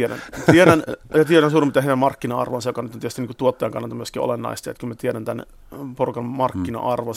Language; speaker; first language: Finnish; native; Finnish